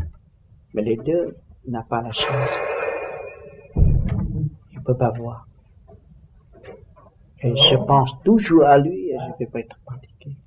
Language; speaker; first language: French; non-native, learner; Vietnamese